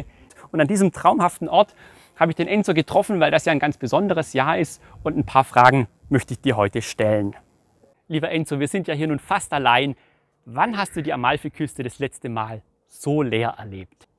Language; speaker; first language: German; native; German